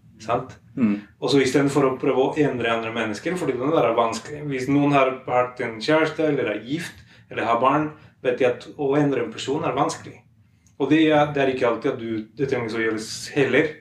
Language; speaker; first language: Norwegian; non-native, fluent; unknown